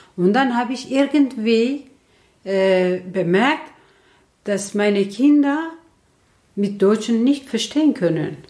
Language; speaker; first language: German; non-native, learner; Kurdish